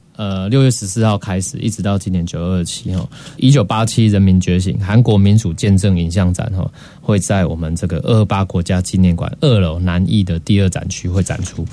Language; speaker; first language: Chinese; native; Chinese